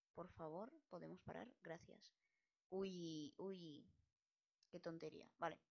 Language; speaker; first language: Spanish; native; Spanish